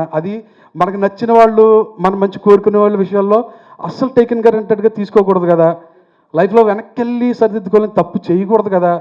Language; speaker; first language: Telugu; native; Telugu